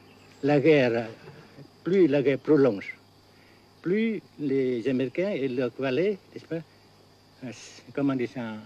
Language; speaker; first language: French; non-native, fluent; Vietnamese